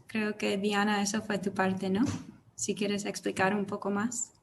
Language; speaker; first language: Spanish; non-native, learner; English